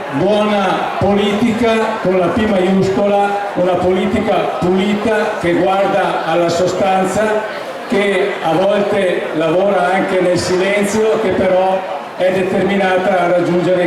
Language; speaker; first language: Italian; native; Italian